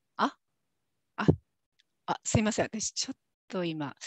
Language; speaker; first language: Japanese; native; Japanese